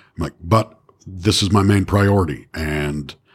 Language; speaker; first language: English; native; English